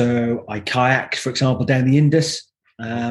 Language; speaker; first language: English; native; English